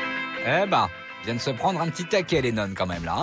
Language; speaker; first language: French; native; French